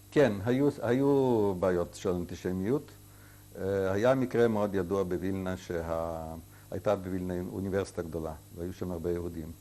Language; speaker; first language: Hebrew; non-native, fluent; Yiddish